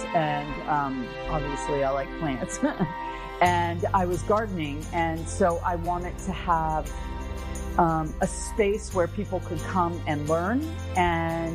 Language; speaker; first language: English; native; English